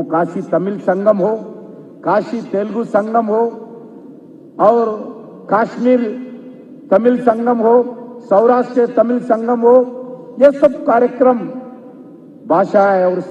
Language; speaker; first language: Hindi; non-native, local second language; Telugu